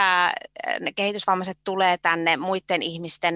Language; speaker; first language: Finnish; native; Finnish